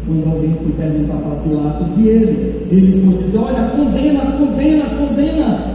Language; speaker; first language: Portuguese; native; Portuguese